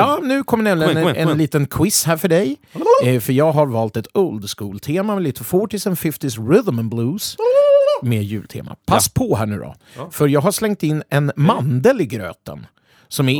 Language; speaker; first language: Swedish; native; Swedish